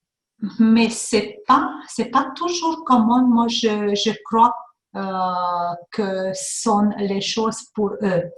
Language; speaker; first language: French; non-native, fluent; Hungarian